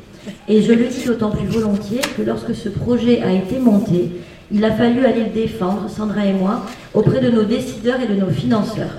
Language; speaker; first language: French; native; French